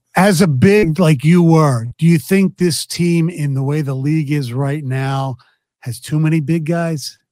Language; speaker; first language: English; native; English